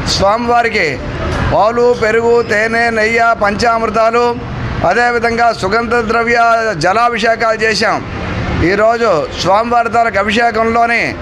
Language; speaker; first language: Telugu; native; Telugu